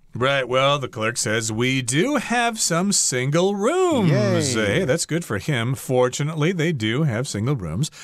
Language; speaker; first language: English; native; English